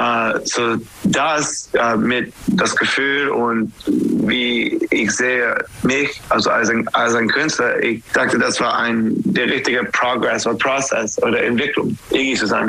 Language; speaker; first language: German; non-native, learner; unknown